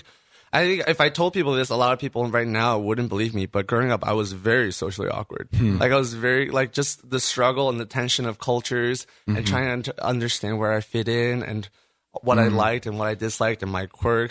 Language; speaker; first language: English; native; English